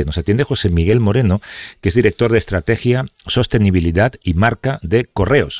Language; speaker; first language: Spanish; native; Spanish